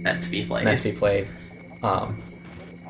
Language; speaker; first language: English; native; English